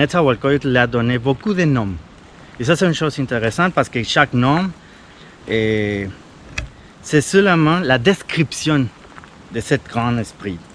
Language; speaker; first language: French; non-native, fluent; Spanish